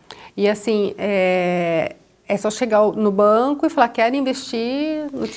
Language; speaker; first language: Portuguese; native; Portuguese